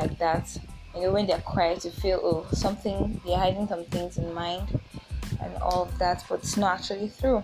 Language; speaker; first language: English; non-native, local second language; Yoruba